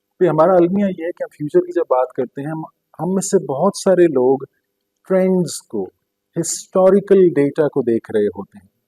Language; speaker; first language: Urdu; native; Urdu